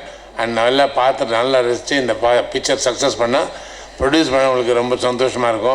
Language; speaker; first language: Tamil; non-native, learner; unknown